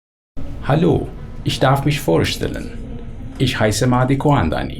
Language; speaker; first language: German; non-native, fluent; Persian